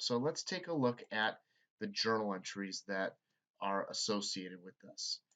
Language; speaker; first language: English; native; English